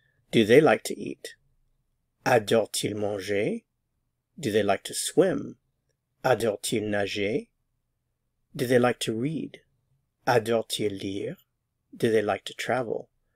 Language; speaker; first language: English; native; English